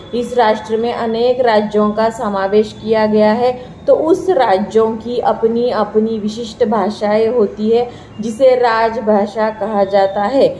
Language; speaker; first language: Hindi; non-native, local second language; Marathi